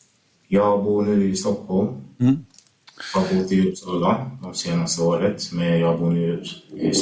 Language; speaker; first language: Swedish; early bilingual, other home language; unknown